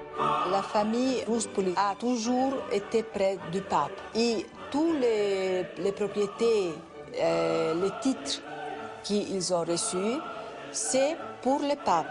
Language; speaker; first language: French; non-native, fluent; Italian